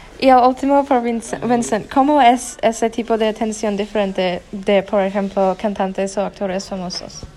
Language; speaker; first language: Spanish; non-native, learner; English